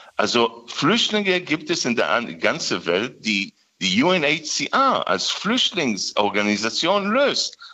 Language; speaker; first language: German; non-native, fluent; Hebrew